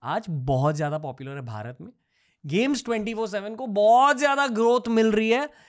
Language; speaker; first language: Hindi; native; Hindi